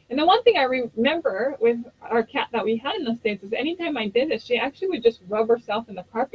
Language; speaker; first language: English; non-native, fluent; Japanese